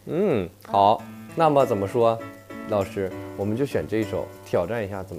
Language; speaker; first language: Chinese; native; Chinese